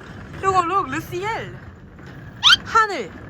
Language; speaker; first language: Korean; native; Korean